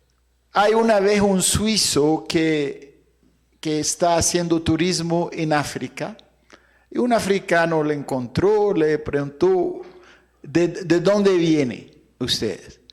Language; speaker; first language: Spanish; non-native, fluent; Arabic